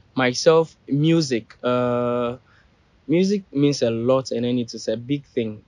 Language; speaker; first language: English; non-native, local second language; Ewe